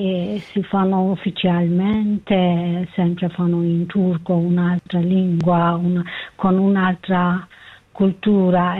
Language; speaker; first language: Italian; non-native, learner; Kurdish